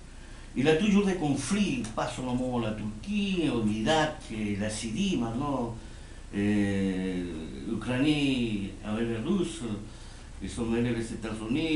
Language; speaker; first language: French; non-native, fluent; Spanish